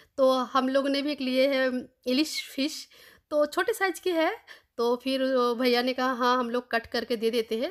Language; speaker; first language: Hindi; non-native, local second language; Bangla